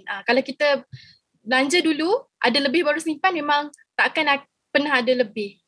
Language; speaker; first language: Malay; native; Malay